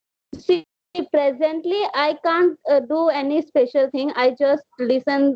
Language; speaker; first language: English; non-native, learner; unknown